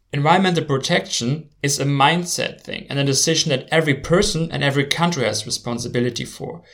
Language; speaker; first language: English; non-native, fluent; German